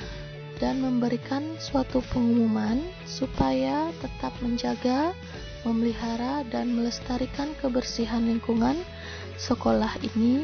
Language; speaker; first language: Indonesian; non-native, local second language; Balinese